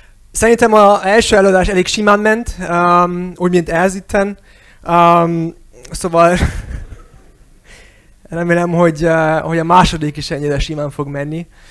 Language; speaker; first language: Hungarian; early bilingual, heritage; Hungarian